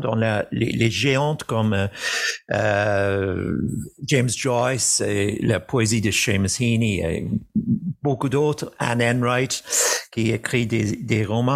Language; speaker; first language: French; non-native, fluent; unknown